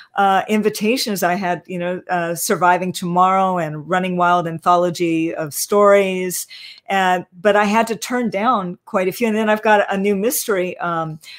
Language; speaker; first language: English; native; English